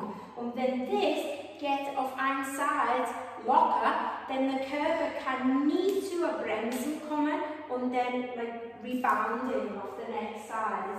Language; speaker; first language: German; non-native, fluent; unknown